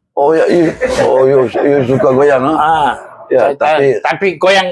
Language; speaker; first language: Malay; non-native, local second language; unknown